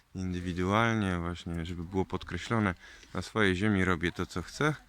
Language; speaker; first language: Polish; native; Polish